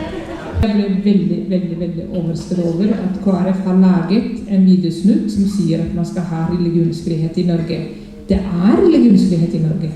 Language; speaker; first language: Norwegian; early bilingual, other home language; Somali